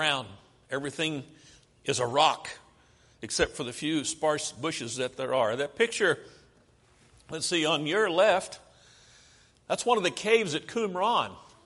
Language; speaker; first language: English; native; English